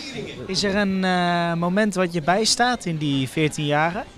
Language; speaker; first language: Dutch; native; Dutch